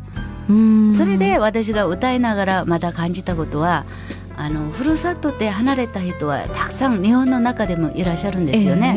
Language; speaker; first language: Japanese; non-native, fluent; Korean